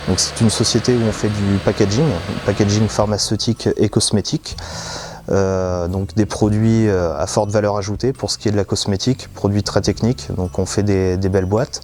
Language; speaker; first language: French; native; French